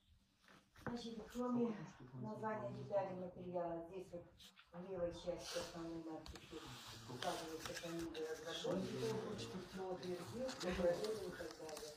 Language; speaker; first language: Russian; native; Russian